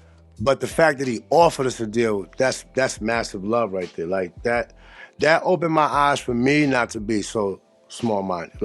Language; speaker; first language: English; native; English